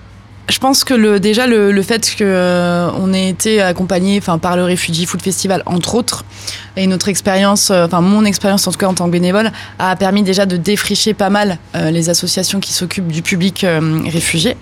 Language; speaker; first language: French; native; French